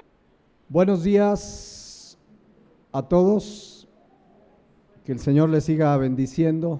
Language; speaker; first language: Spanish; native; Spanish